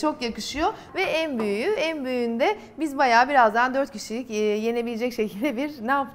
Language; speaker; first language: Turkish; native; Turkish